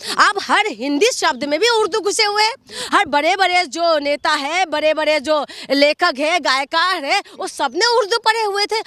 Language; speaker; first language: Hindi; non-native, local second language; Assamese